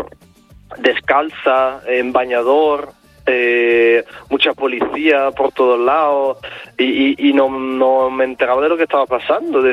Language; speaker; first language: Spanish; non-native, fluent; Italian